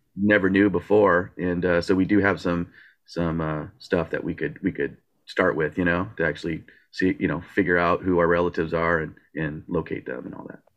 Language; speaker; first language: English; early bilingual, other home language; Japanese